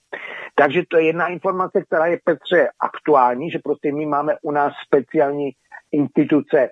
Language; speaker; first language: Czech; native; Czech